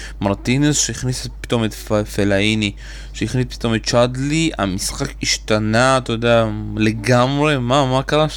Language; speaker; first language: Hebrew; native; Hebrew